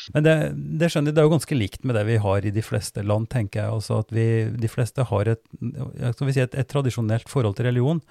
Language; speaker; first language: Norwegian; native; Norwegian